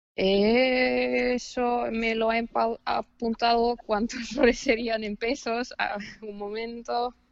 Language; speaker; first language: Spanish; non-native, fluent; Finnish